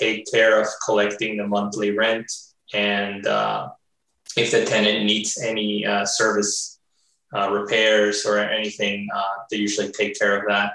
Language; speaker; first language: English; early bilingual, other home language; Spanish